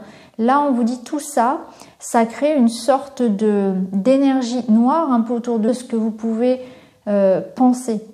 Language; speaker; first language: French; native; French